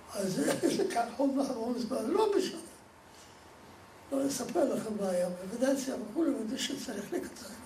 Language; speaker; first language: Hebrew; non-native, fluent; Polish